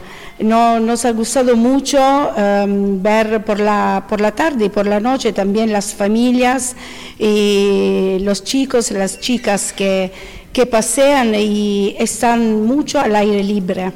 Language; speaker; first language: Spanish; non-native, fluent; Italian